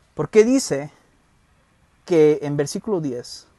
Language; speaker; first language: Spanish; early bilingual, heritage; Spanish